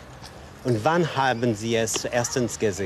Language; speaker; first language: German; non-native, fluent; French